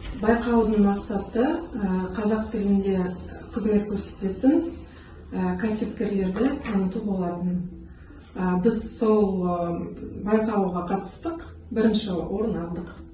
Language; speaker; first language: Kazakh; non-native, local second language; Russian